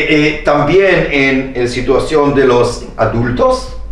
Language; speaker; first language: Spanish; non-native, fluent; Hebrew